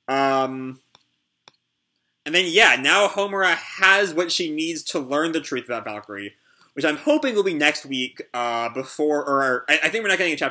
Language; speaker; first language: English; native; English